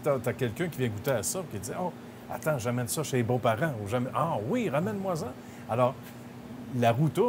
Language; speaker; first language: French; native; French